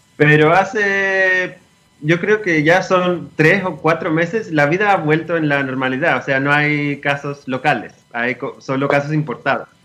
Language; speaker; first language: Spanish; non-native, fluent; Greek